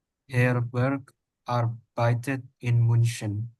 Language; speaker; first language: German; non-native, learner; Indonesian